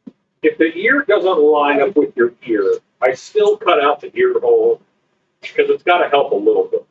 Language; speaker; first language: English; native; English